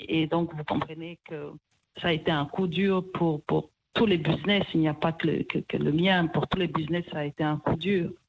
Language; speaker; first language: French; non-native, local second language; Kinyarwanda